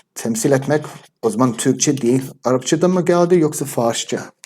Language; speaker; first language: Turkish; non-native, learner; English